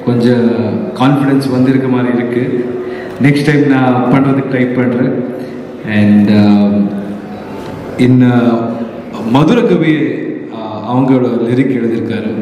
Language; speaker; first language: Tamil; non-native, learner; Kannada